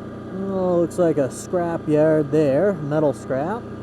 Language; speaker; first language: English; native; English